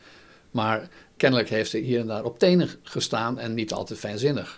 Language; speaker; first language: Dutch; native; Dutch